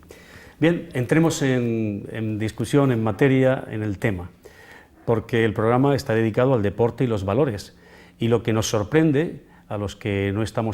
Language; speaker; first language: Spanish; native; Spanish